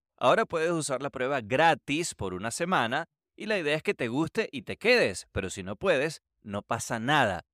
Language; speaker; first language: Spanish; native; Spanish